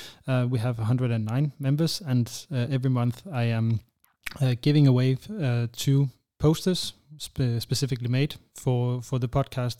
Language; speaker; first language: English; non-native, fluent; Danish